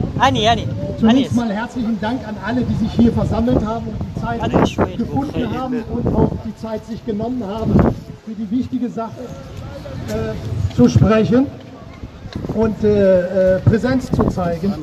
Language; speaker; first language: German; early bilingual, other home language; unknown